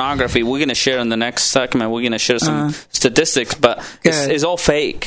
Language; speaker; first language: English; non-native, fluent; Spanish